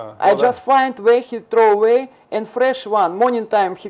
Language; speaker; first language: English; non-native, learner; Russian